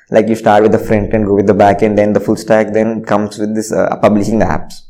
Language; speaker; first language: English; non-native, local second language; Telugu